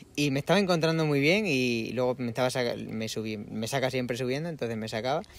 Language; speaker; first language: Spanish; native; Spanish